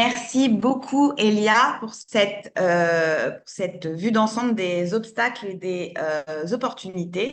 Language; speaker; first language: French; native; French